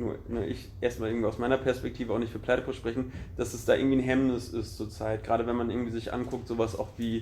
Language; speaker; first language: German; native; German